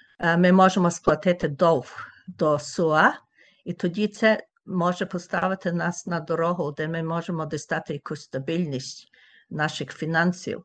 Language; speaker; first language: Ukrainian; early bilingual, heritage; Ukrainian